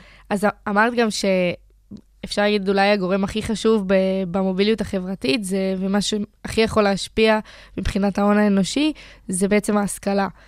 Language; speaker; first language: Hebrew; native; Hebrew